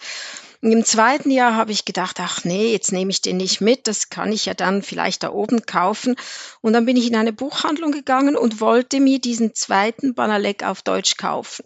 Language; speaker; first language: German; native; German